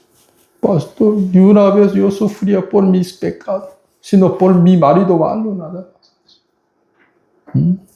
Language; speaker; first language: Spanish; non-native, fluent; Korean